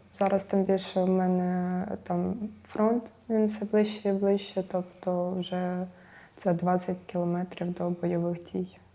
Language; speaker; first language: Ukrainian; native; Ukrainian